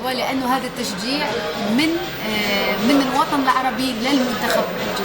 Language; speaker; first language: Arabic; native; Arabic